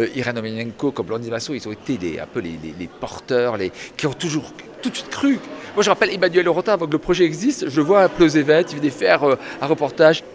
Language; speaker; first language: French; native; French